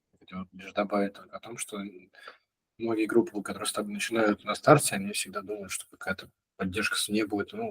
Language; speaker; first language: Russian; native; Russian